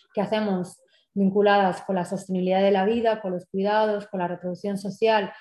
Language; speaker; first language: Spanish; native; Spanish